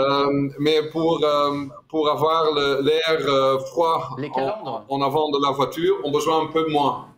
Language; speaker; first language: French; non-native, fluent; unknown